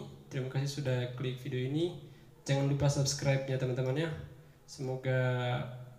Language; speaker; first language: Indonesian; native; Indonesian